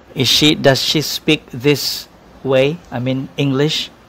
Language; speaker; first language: English; non-native, local second language; Malay